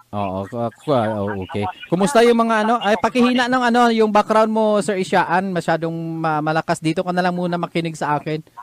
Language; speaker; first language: Filipino; non-native, local second language; Hiligaynon